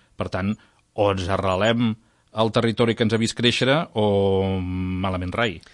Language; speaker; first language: Catalan; native; Catalan